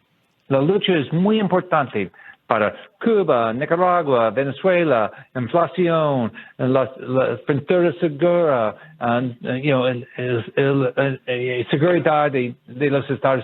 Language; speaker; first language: Spanish; non-native, learner; English